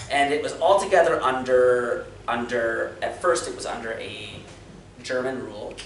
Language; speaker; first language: English; native; English